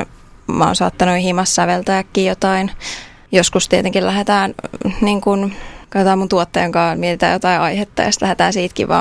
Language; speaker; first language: Finnish; native; Finnish